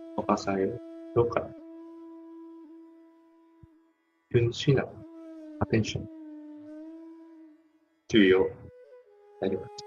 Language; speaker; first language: Japanese; non-native, fluent; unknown